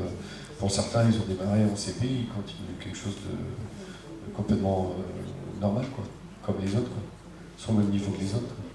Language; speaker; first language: French; native; French